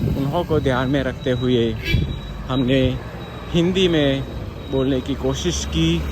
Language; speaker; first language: Hindi; non-native, local second language; Gujarati